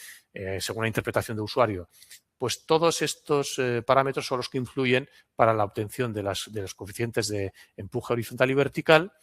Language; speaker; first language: Spanish; non-native, local second language; Catalan